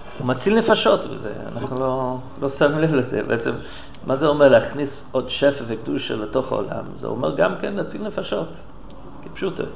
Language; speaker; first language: Hebrew; non-native, fluent; English